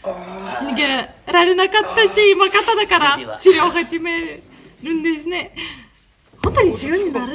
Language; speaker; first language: Japanese; non-native, fluent; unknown